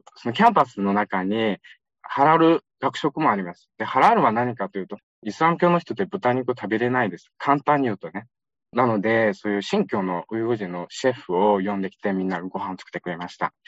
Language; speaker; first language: Japanese; non-native, fluent; Uyghur